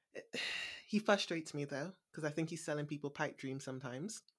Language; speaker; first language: English; native; English